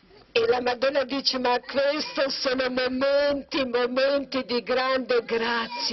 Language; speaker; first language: Italian; non-native, learner; Croatian